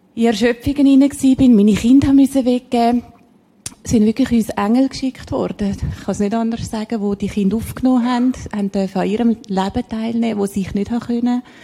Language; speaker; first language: German; native; German